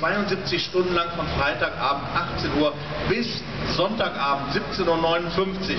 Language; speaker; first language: German; native; German